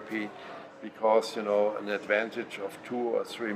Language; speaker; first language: English; non-native, fluent; German